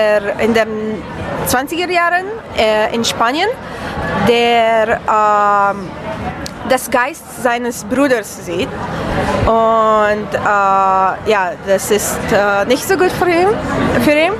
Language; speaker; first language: German; non-native, fluent; Romanian